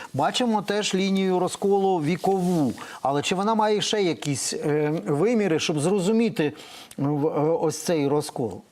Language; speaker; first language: Ukrainian; native; Ukrainian